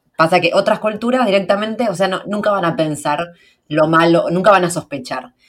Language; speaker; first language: Spanish; native; Spanish